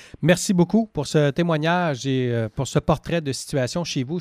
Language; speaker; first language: French; native; French